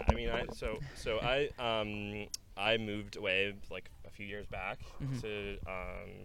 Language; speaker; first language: English; non-native, fluent; Norwegian